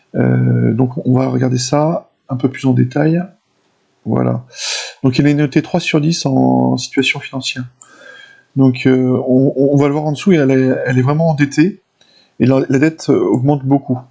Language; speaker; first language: French; native; French